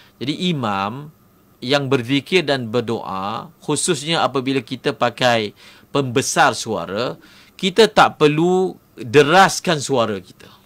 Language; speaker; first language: Malay; native; Malay